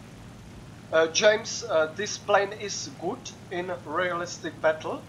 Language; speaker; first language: English; non-native, learner; Czech